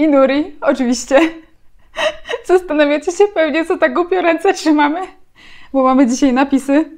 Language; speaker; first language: Polish; native; Polish